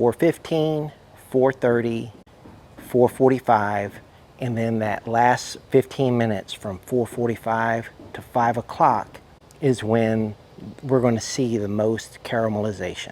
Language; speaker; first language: English; native; English